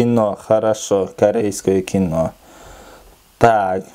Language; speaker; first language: Russian; non-native, local second language; Kyrgyz